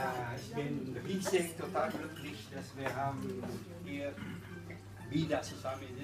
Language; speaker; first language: German; non-native, learner; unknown